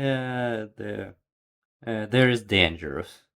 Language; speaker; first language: English; non-native, learner; Ukrainian